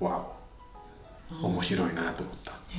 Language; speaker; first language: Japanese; non-native, fluent; Spanish